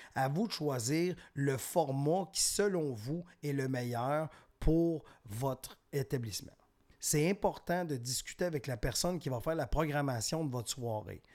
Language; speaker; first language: French; native; French